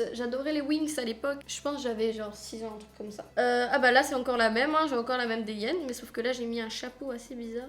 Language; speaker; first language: French; native; French